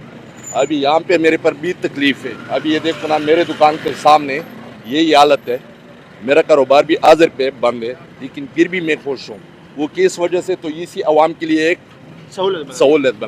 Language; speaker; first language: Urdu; non-native, local second language; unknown